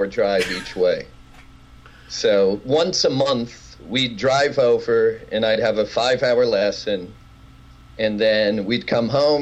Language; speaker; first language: English; native; English